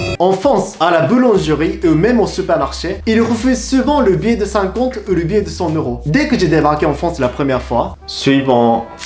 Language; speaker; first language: French; non-native, fluent; Japanese